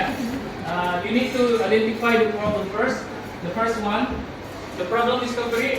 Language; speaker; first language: English; non-native, fluent; Indonesian